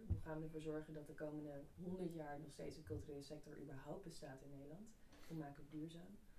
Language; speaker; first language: Dutch; native; Dutch